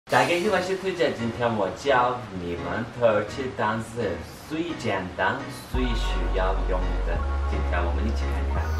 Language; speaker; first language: Chinese; non-native, learner; Turkish